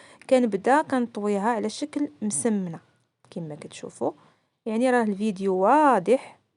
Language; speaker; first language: Arabic; native; Arabic